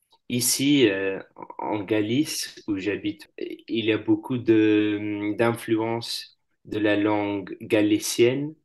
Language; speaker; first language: French; non-native, fluent; English